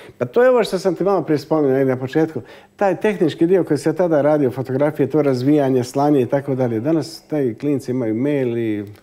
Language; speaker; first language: Croatian; native; Croatian